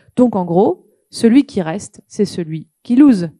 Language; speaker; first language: French; native; French